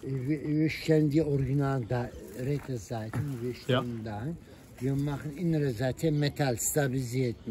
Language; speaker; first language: German; non-native, learner; Turkish